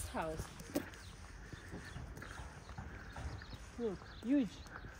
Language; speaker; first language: English; non-native, learner; Russian